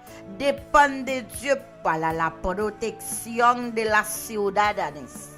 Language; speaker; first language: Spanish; non-native, learner; Haitian Creole